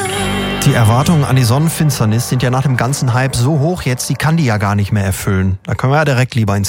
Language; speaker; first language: German; native; German